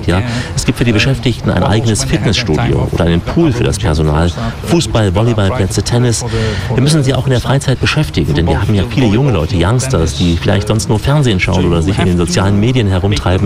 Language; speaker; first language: German; native; German